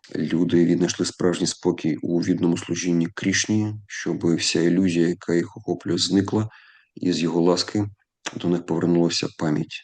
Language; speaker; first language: Ukrainian; non-native, local second language; Russian